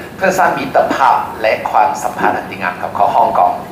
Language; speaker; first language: Thai; non-native, learner; Cantonese